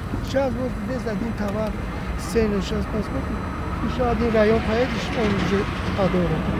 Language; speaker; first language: Russian; non-native, local second language; Tajik